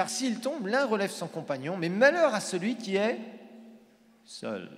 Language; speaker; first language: French; native; French